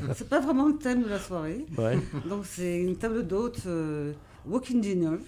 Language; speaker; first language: French; native; French